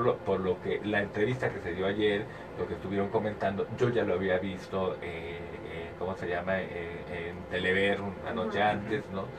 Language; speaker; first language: Spanish; native; Spanish